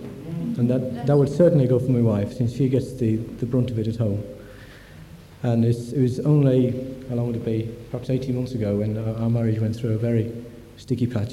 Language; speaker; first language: English; native; English